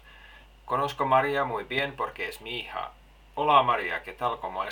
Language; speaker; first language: Spanish; non-native, learner; Finnish